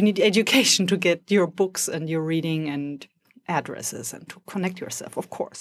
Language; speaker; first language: English; non-native, fluent; German